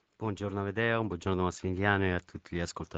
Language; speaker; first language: Italian; native; Italian